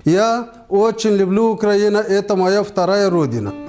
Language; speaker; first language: Russian; non-native, learner; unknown